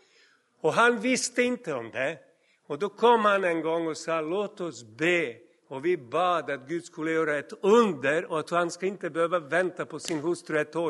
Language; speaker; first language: Swedish; non-native, fluent; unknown